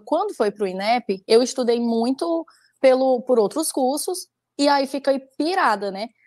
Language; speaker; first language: Portuguese; native; Portuguese